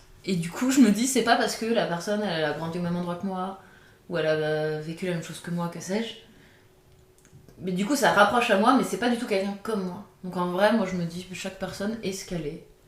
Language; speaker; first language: French; native; French